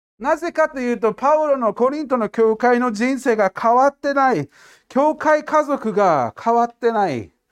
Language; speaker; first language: Japanese; non-native, fluent; English